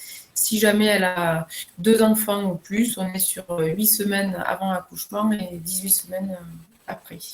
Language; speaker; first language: French; native; French